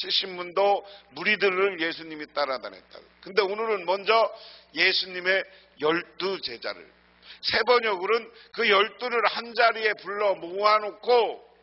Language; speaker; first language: Korean; native; Korean